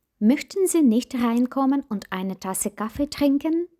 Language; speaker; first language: German; non-native, fluent; Ukrainian